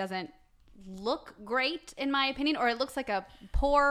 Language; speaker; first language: English; native; English